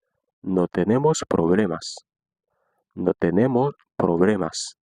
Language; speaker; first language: Spanish; non-native, fluent; Haitian Creole